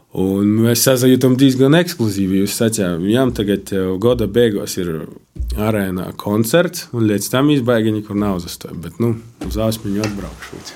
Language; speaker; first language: Latvian; native; Latvian